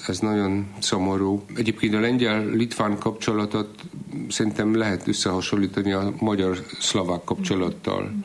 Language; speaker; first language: Hungarian; non-native, fluent; Polish